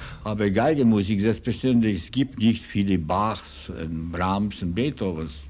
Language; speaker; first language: German; non-native, fluent; Russian